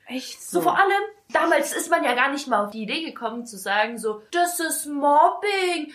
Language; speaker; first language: German; early bilingual, other home language; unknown